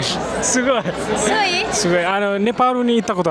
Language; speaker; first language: Japanese; non-native, learner; Nepali